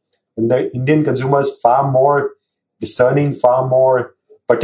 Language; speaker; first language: English; non-native, local second language; Hindi